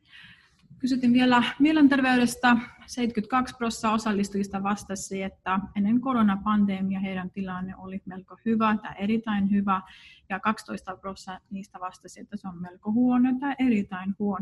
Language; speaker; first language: Finnish; non-native, fluent; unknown